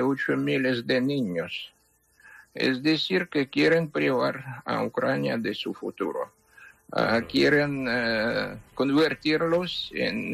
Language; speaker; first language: Spanish; non-native, fluent; Ukrainian